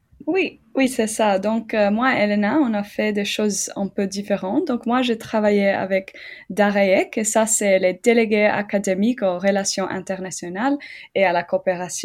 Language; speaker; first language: French; non-native, learner; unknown